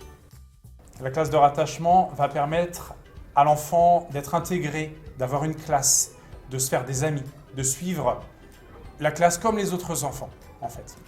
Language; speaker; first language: French; native; French